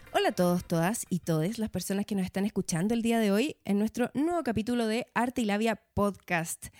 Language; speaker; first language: Spanish; native; Spanish